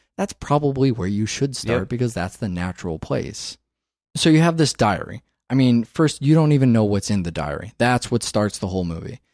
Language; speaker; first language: English; native; English